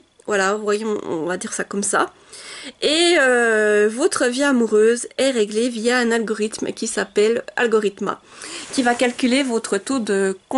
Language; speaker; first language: French; native; French